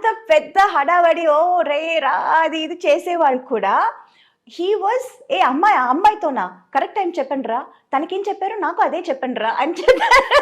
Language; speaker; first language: Telugu; non-native, local second language; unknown